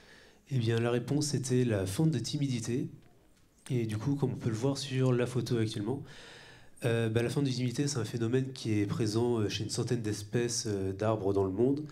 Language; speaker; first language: French; native; French